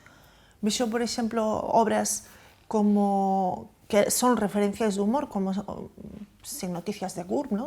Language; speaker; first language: Galician; native; Galician